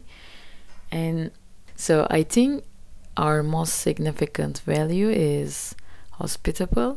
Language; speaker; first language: English; non-native, fluent; Turkish